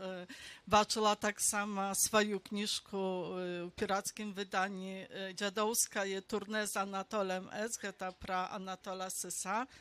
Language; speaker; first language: Polish; non-native, local second language; Belarusian